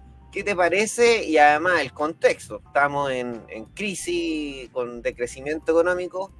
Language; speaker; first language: Spanish; native; Spanish